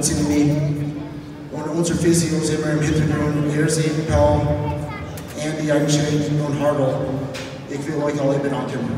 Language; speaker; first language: German; non-native, fluent; English